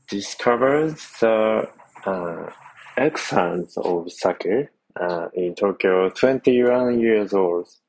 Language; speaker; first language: English; non-native, learner; Japanese